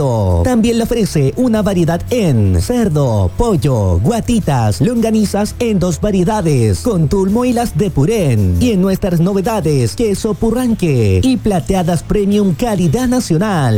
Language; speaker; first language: Spanish; native; Spanish